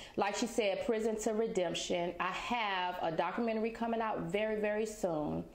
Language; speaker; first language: English; native; English